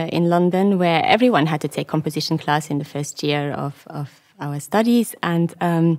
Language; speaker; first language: English; non-native, fluent; Luxembourgish